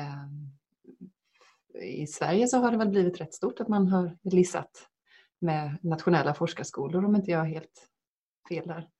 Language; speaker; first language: Swedish; native; Swedish